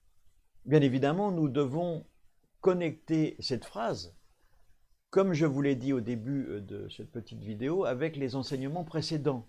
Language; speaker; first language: French; native; French